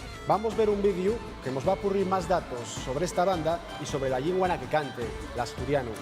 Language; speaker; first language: Spanish; native; Spanish